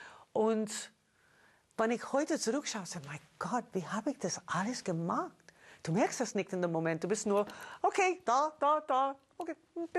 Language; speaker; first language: German; non-native, fluent; English